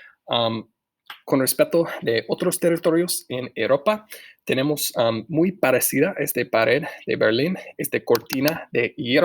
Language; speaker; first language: Spanish; non-native, fluent; English